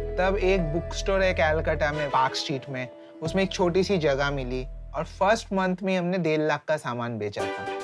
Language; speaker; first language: Hindi; non-native, local second language; Bangla